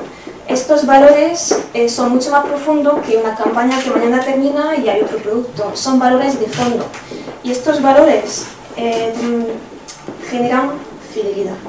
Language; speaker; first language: Spanish; non-native, fluent; French